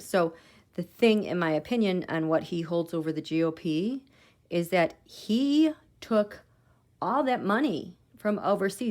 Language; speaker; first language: English; native; English